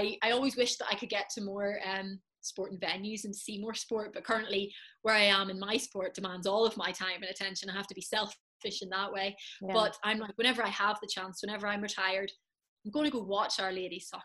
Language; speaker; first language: English; native; English